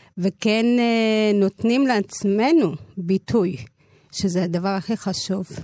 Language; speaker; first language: Hebrew; early bilingual, other home language; Amharic